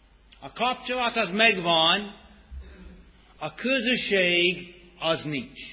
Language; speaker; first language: Hungarian; non-native, fluent; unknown